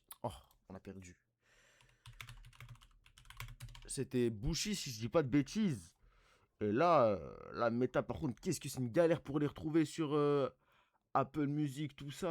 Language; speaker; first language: French; native; French